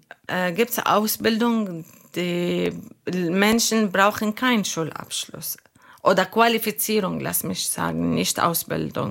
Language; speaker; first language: German; non-native, learner; Arabic